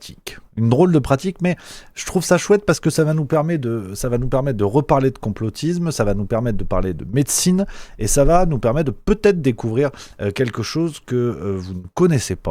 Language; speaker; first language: French; native; French